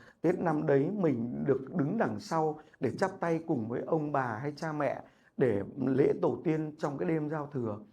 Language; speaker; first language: Vietnamese; native; Vietnamese